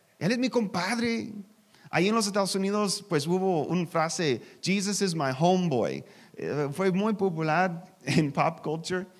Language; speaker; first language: Spanish; non-native, learner; English